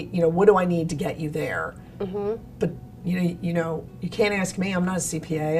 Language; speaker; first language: English; native; English